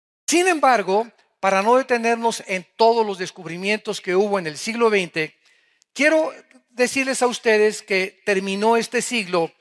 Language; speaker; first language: Spanish; native; Spanish